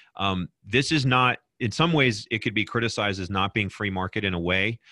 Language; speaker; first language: English; native; English